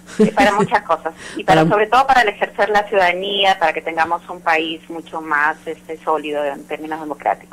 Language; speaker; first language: Spanish; native; Spanish